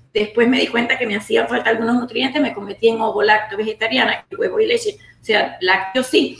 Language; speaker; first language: Spanish; native; Spanish